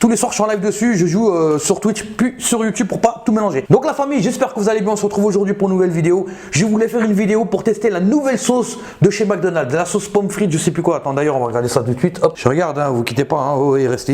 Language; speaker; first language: French; native; French